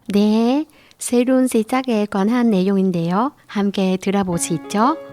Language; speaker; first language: Korean; non-native, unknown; Vietnamese